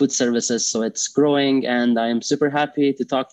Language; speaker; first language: English; non-native, fluent; Persian